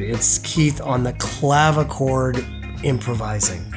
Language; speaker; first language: English; native; English